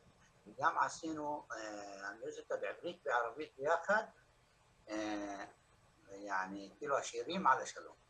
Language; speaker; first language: Hebrew; non-native, local second language; Arabic